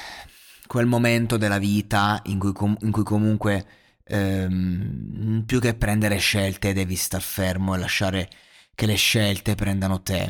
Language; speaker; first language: Italian; native; Italian